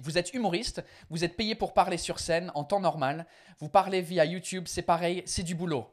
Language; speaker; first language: French; non-native, fluent; English